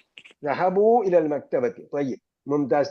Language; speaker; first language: Arabic; non-native, fluent; Malayalam